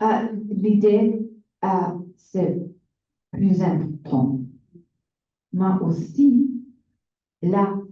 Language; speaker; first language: French; non-native, learner; English